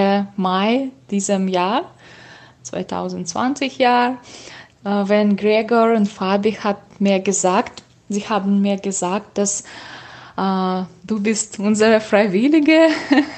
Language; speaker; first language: German; non-native, learner; Russian